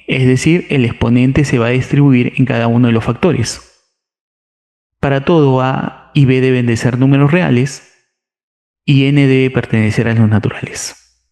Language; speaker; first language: Spanish; native; Spanish